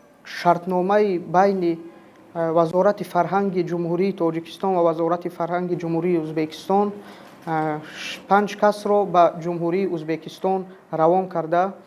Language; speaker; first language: Persian; non-native, local second language; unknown